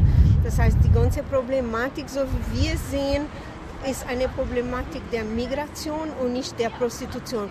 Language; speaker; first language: German; non-native, fluent; Portuguese